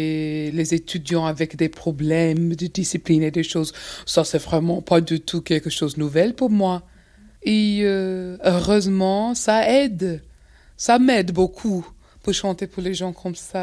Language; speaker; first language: French; non-native, fluent; English